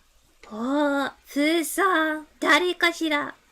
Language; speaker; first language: Japanese; non-native, learner; English